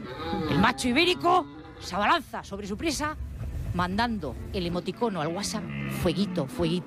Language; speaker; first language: Spanish; native; Spanish